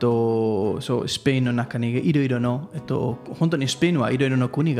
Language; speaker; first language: Japanese; non-native, learner; Catalan